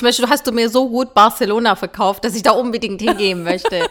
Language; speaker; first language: German; early bilingual, other home language; Turkish